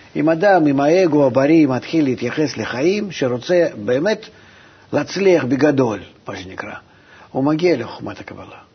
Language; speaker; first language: Hebrew; non-native, fluent; Russian